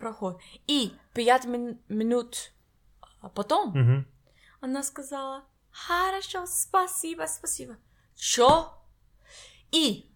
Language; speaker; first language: Russian; non-native, learner; English